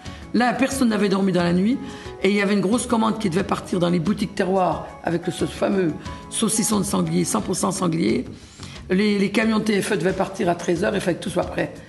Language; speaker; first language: French; native; French